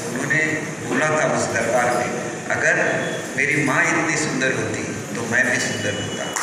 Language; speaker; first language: Hindi; non-native, local second language; Marathi